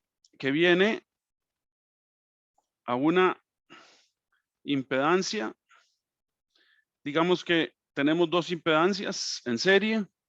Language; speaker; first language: Spanish; native; Spanish